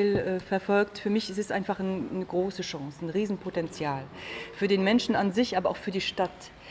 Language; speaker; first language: German; non-native, fluent; French